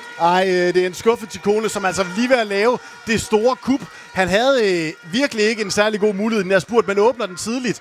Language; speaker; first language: Danish; native; Danish